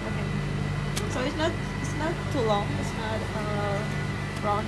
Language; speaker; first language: English; non-native, learner; Indonesian